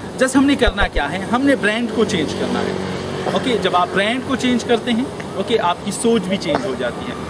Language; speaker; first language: Urdu; non-native, local second language; Pashto